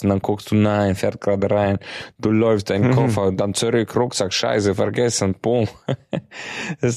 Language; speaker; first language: German; native; German